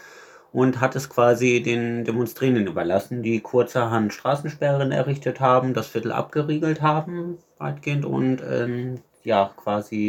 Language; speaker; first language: German; native; German